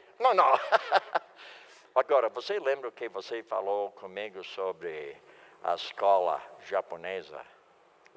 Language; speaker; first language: Portuguese; non-native, fluent; English